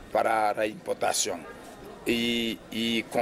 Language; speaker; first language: Spanish; non-native, fluent; Haitian Creole